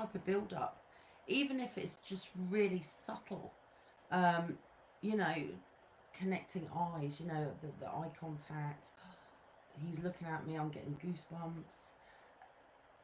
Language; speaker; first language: English; native; English